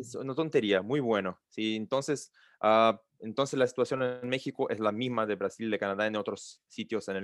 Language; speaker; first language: Spanish; non-native, learner; Portuguese